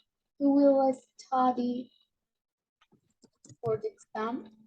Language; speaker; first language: English; non-native, learner; Spanish